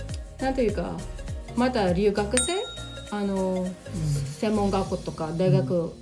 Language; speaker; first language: Japanese; non-native, local second language; Filipino